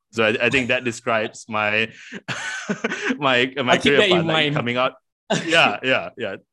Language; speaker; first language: English; non-native, local second language; Malay